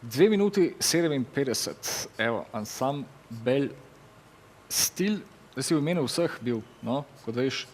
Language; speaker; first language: Slovenian; native; Slovenian